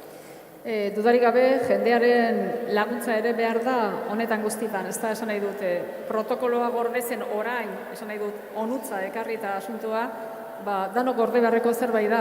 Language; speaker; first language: Basque; native; Basque